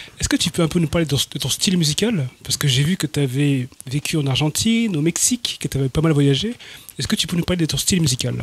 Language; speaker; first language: French; native; French